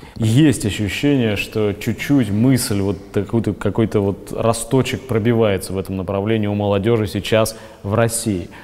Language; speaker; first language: Russian; native; Russian